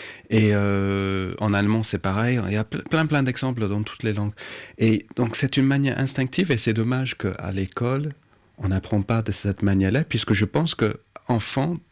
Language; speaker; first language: French; non-native, fluent; English